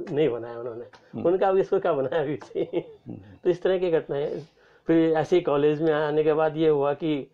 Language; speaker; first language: Hindi; native; Hindi